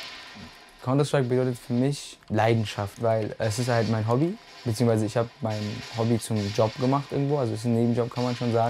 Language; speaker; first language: German; native; German